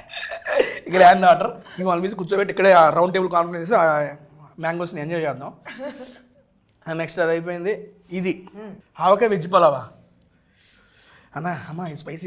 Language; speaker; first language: Telugu; native; Telugu